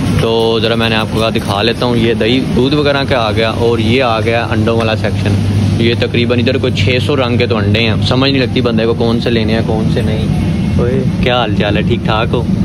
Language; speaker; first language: Urdu; native; Urdu